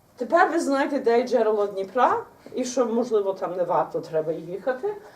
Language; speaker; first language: Ukrainian; early bilingual, heritage; Ukrainian